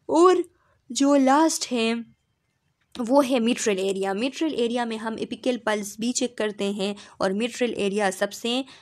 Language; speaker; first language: Urdu; non-native, local second language; Pashto